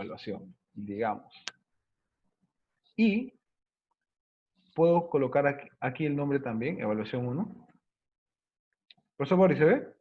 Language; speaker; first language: Spanish; native; Spanish